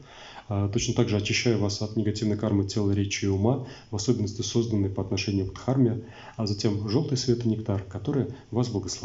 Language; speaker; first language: Russian; native; Russian